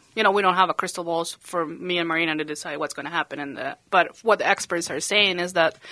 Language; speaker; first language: English; non-native, fluent; Spanish